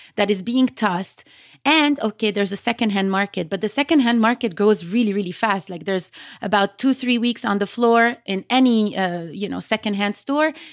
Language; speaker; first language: English; early bilingual, other home language; Arabic